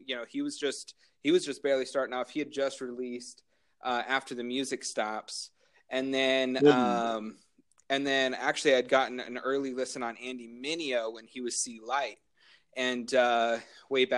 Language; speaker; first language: English; native; English